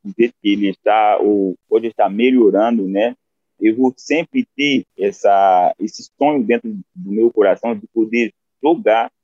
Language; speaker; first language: Portuguese; non-native, fluent; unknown